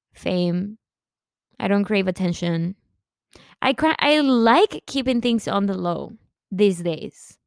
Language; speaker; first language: English; early bilingual, other home language; Spanish